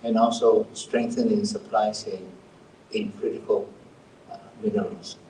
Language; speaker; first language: English; non-native, fluent; Thai